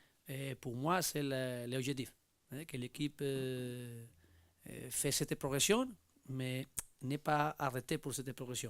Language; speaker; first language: French; non-native, learner; Spanish